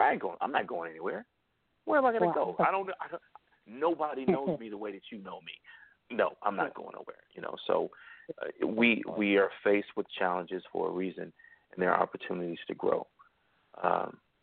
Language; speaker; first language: English; native; English